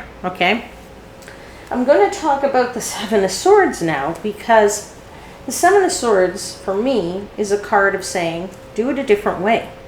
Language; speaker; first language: English; native; English